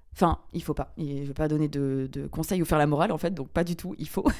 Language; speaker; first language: French; native; French